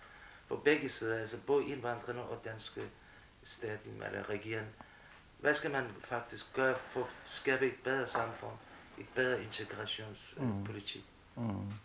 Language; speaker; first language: Danish; non-native, fluent; Kurdish